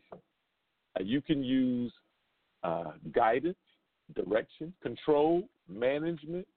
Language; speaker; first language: English; native; English